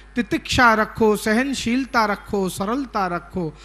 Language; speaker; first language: Hindi; non-native, local second language; Gujarati